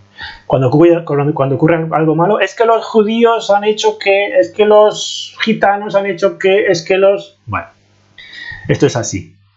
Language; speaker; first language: Spanish; native; Spanish